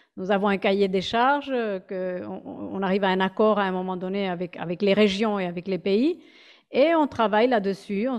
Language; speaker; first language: French; non-native, fluent; Spanish